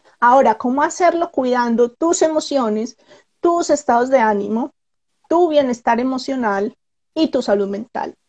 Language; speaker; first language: Spanish; native; Spanish